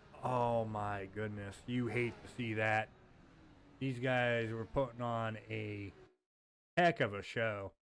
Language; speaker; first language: English; native; English